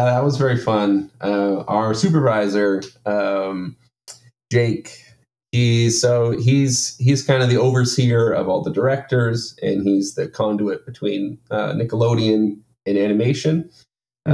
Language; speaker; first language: English; native; English